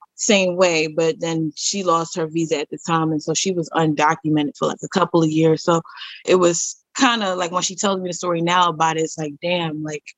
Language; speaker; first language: English; native; English